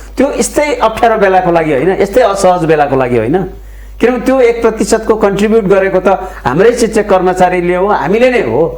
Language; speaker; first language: Nepali; native; Nepali